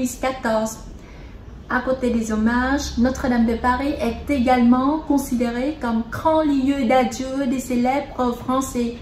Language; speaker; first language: French; non-native, fluent; Vietnamese